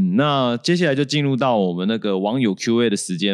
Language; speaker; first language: Chinese; native; Chinese